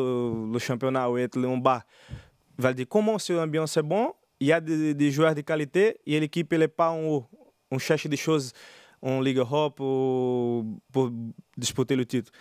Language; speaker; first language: French; non-native, learner; Portuguese